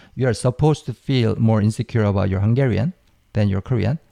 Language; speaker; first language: English; non-native, fluent; Korean